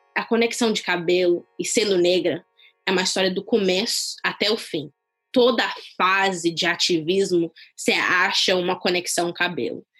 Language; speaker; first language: Portuguese; non-native, fluent; English